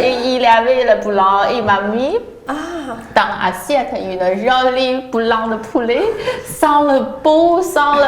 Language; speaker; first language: French; non-native, learner; Chinese